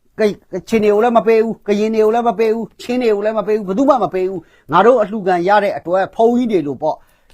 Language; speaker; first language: Burmese; non-native, local second language; Kachin